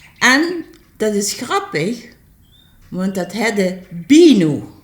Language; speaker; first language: Dutch; native; Dutch